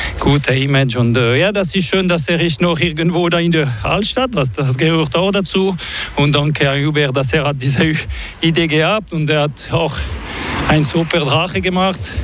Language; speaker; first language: German; non-native, learner; French